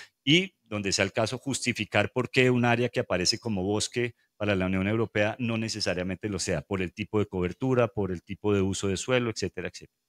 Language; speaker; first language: Spanish; native; Spanish